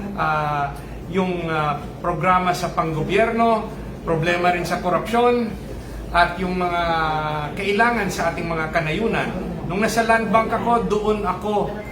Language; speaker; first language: Filipino; non-native, local second language; Hiligaynon